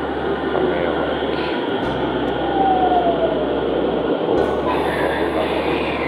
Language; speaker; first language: Japanese; native; Japanese